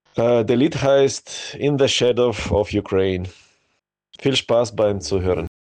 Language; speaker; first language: German; non-native, fluent; Ukrainian